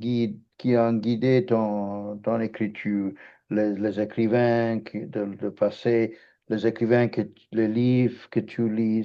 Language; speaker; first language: French; non-native, fluent; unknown